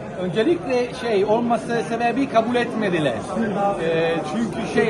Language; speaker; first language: Turkish; non-native, fluent; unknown